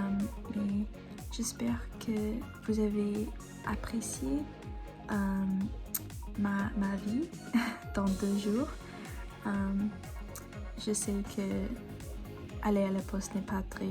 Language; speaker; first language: French; non-native, learner; English